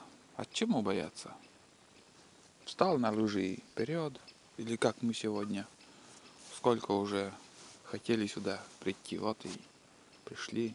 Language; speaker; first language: Russian; native; Russian